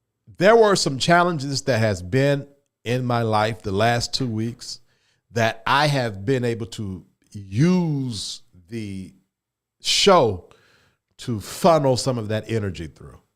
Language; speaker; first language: English; native; English